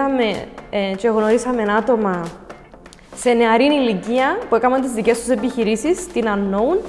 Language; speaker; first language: Greek; native; Greek